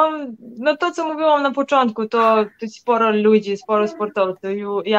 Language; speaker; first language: Polish; non-native, learner; Serbian